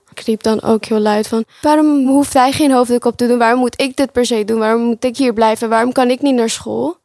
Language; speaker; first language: Dutch; early bilingual, other home language; Pashto